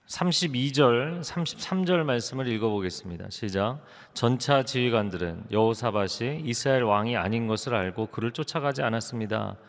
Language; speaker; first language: Korean; native; Korean